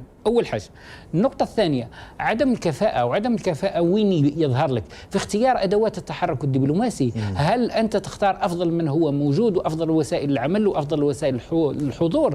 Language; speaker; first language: Arabic; native; Arabic